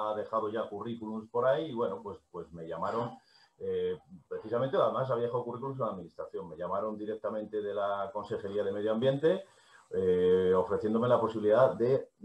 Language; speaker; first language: Spanish; native; Spanish